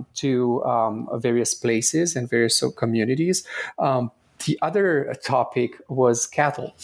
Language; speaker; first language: English; non-native, fluent; Romanian